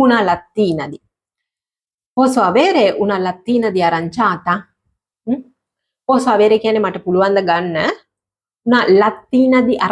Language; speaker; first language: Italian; non-native, fluent; Sinhala